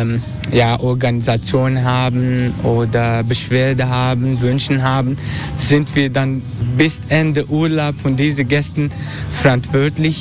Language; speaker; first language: German; non-native, learner; Turkish